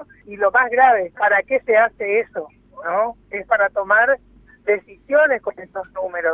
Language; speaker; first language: Spanish; native; Spanish